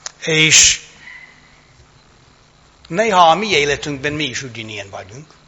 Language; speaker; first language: Hungarian; non-native, fluent; English